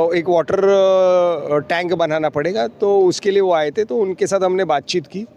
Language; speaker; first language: Hindi; non-native, local second language; Marathi